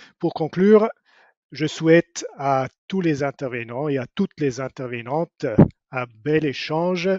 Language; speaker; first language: French; non-native, fluent; German